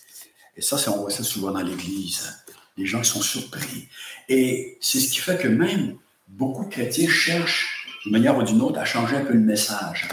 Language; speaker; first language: French; native; French